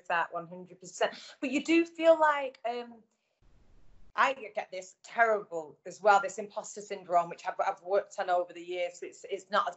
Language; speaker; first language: English; native; English